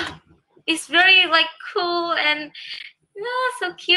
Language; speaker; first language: English; non-native, learner; Vietnamese